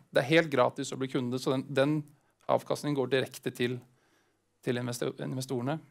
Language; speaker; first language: Swedish; non-native, fluent; Norwegian